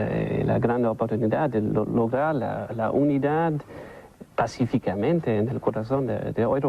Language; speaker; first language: Spanish; non-native, learner; German